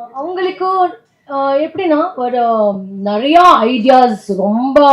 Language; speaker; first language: Tamil; non-native, learner; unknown